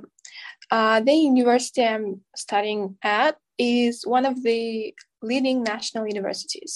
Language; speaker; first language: English; non-native, fluent; Kazakh